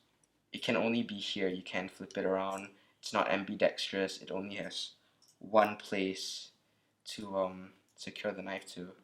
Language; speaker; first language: English; native; English